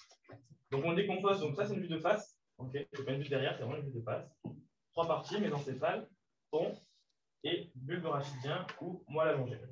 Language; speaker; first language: French; native; French